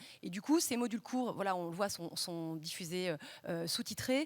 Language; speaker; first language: French; native; French